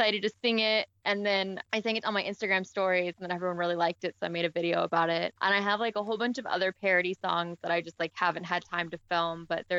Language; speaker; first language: English; native; English